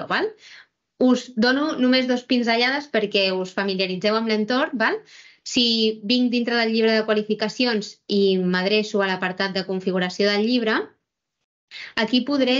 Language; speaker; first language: Catalan; native; Catalan